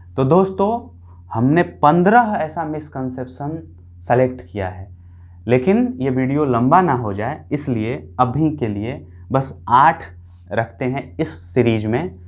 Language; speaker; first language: Hindi; non-native, local second language; Bhojpuri